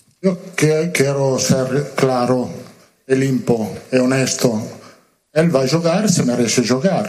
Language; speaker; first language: Portuguese; non-native, learner; Spanish